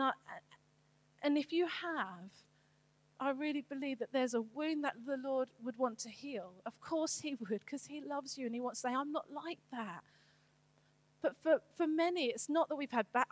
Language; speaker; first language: English; native; English